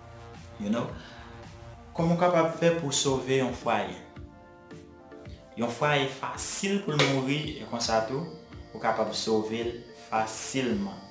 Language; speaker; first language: French; non-native, learner; Haitian Creole